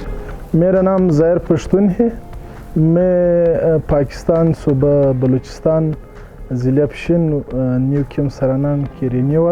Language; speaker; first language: Hindi; non-native, learner; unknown